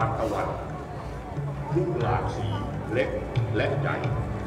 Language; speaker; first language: Thai; native; Thai